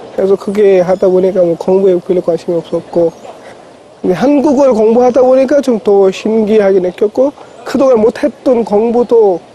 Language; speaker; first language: Korean; non-native, fluent; Urdu